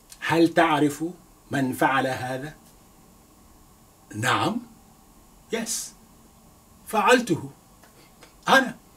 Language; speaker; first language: Arabic; non-native, fluent; Yoruba